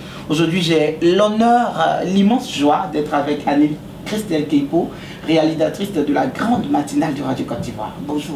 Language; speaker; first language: French; native; French